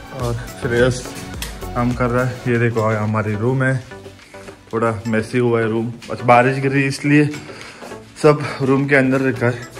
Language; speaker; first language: Hindi; non-native, local second language; Marathi